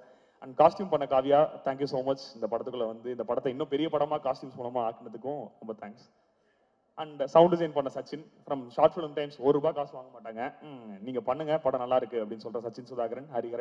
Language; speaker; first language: Tamil; native; Tamil